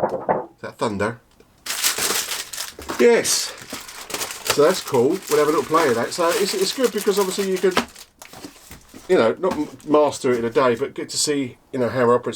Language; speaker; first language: English; native; English